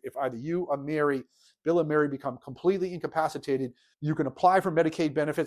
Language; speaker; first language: English; native; English